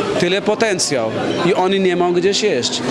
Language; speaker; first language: Polish; non-native, fluent; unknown